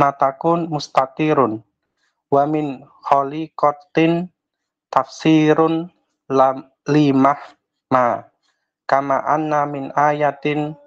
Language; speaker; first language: Arabic; non-native, learner; Indonesian